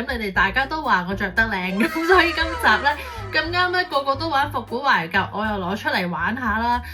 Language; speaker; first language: Cantonese; early bilingual, heritage; Cantonese